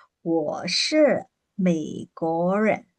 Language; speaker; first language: Chinese; non-native, fluent; Burmese